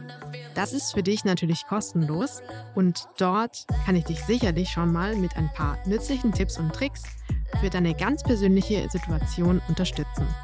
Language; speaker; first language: German; native; German